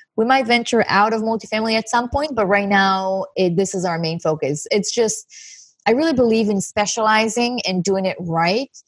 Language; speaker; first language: English; non-native, fluent; Hebrew